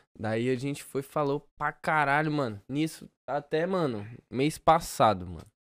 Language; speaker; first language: Portuguese; native; Portuguese